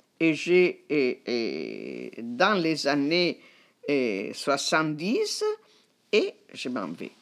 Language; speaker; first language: French; non-native, fluent; Italian